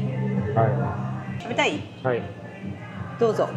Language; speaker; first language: Japanese; native; Japanese